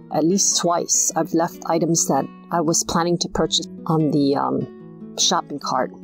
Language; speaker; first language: English; native; English